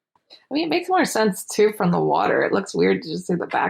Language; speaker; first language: English; native; English